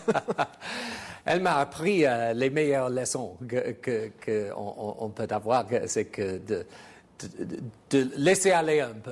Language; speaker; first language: French; non-native, fluent; English